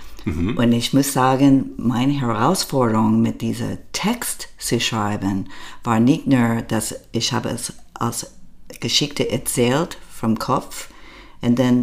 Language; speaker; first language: German; non-native, learner; English